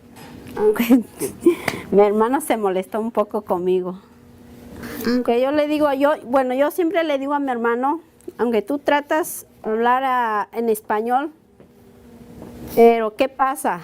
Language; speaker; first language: Spanish; non-native, local second language; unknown